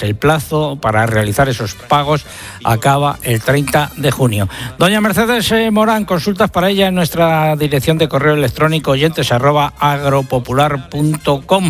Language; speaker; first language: Spanish; native; Spanish